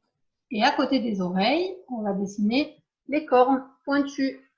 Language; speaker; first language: French; native; French